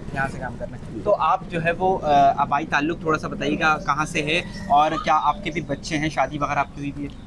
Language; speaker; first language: Urdu; native; Urdu